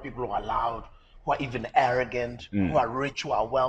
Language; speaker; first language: English; non-native, local second language; Zulu